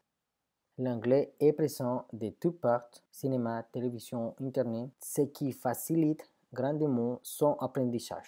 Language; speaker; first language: French; non-native, fluent; Spanish